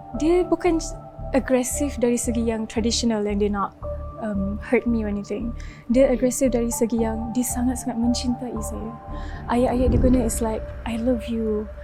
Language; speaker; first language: Malay; native; Malay